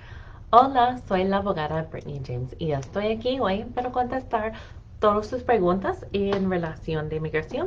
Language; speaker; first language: Spanish; non-native, fluent; English